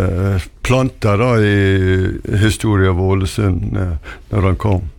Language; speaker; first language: Norwegian; early bilingual, other home language; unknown